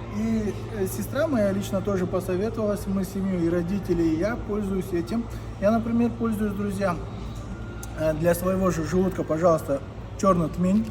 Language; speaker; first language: Russian; non-native, fluent; Turkish